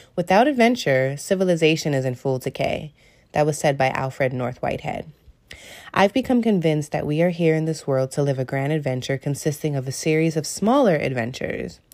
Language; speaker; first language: English; native; English